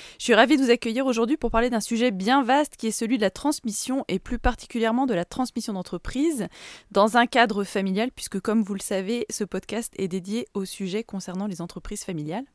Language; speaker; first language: French; native; French